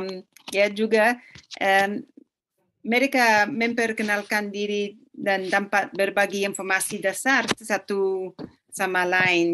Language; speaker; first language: Indonesian; non-native, fluent; English